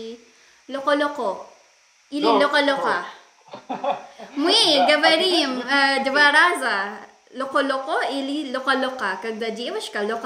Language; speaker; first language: Russian; non-native, learner; Filipino